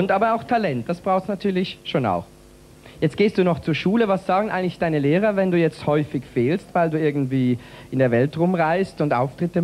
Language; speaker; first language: German; native; German